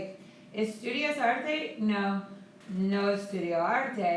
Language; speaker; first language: Spanish; non-native, fluent; English